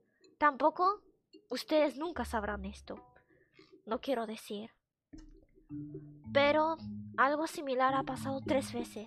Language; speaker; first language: Spanish; non-native, fluent; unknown